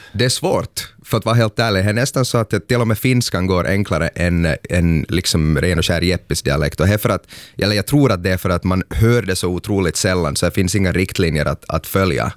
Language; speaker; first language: Swedish; native; Swedish